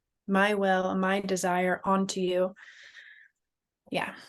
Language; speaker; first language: English; native; English